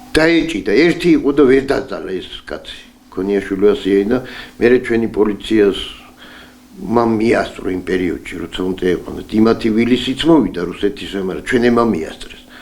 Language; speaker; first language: Georgian; native; Georgian